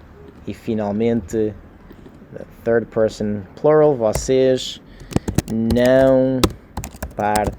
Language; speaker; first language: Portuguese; non-native, fluent; English